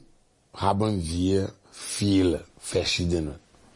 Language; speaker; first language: German; non-native, learner; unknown